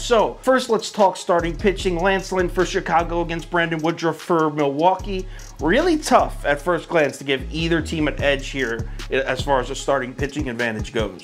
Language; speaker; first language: English; native; English